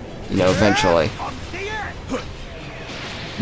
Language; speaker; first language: English; native; English